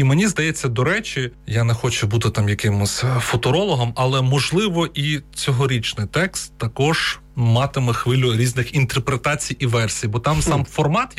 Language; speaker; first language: Ukrainian; non-native, local second language; Russian